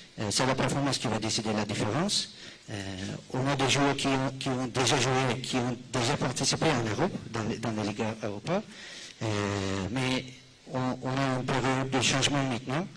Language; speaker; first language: French; non-native, fluent; Turkish